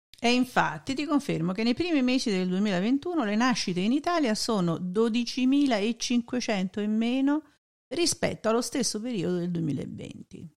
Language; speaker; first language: Italian; native; Italian